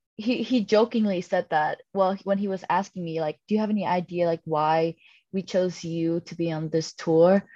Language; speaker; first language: English; non-native, fluent; Vietnamese